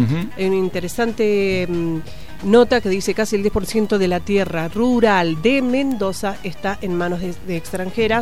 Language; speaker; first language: Spanish; native; Spanish